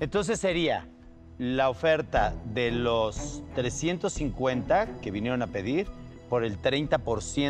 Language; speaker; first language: Spanish; native; Spanish